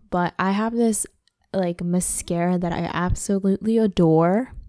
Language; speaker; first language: English; early bilingual, other home language; Japanese